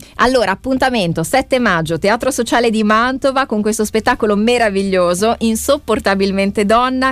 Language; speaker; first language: Italian; native; Italian